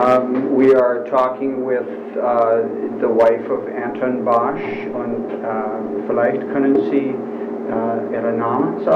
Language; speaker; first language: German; non-native, learner; English